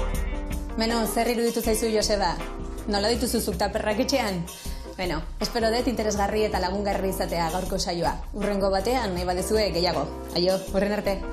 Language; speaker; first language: Basque; native; Basque